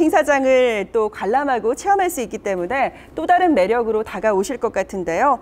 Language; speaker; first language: Korean; native; Korean